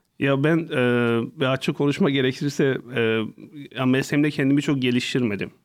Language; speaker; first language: Turkish; non-native, local second language; Kurdish